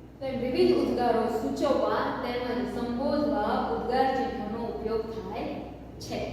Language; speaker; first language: Gujarati; native; Gujarati